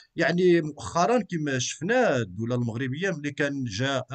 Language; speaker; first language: Arabic; native; Arabic